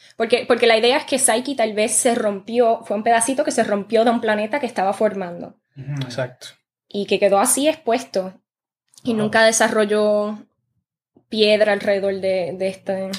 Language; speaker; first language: Spanish; early bilingual, heritage; Spanish